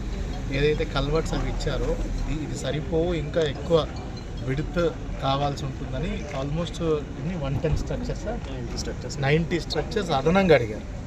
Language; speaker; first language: Telugu; native; Telugu